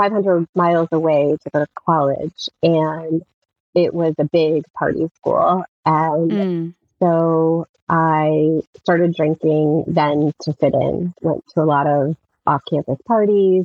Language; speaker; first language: English; native; English